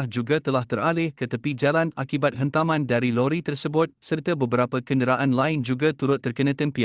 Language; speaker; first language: Malay; native; Malay